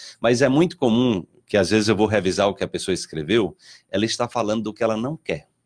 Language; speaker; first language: Portuguese; native; Portuguese